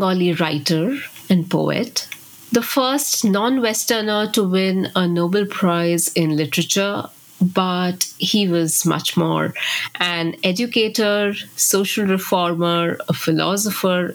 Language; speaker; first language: English; non-native, local second language; Bangla